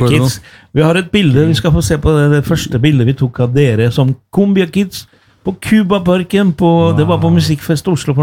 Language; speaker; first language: Norwegian; non-native, fluent; Spanish